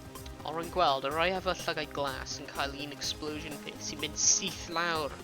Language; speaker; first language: Welsh; non-native, local second language; English